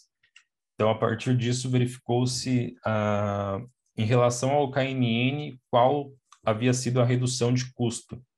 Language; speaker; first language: Portuguese; native; Portuguese